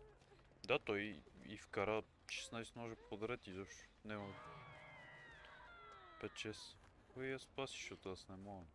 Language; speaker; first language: Bulgarian; native; Bulgarian